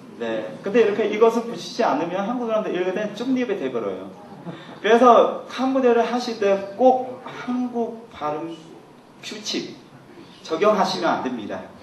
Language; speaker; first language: Korean; non-native, fluent; Khmer